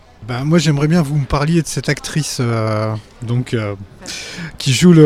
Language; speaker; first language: French; native; French